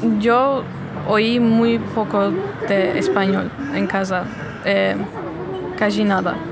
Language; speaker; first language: Spanish; non-native, fluent; Turkish